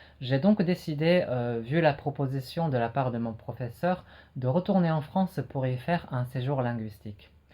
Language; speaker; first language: French; non-native, fluent; Japanese